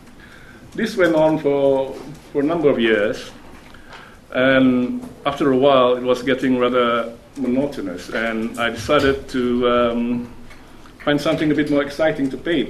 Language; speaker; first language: English; non-native, local second language; Malay